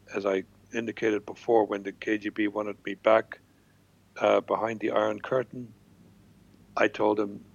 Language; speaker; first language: English; non-native, fluent; German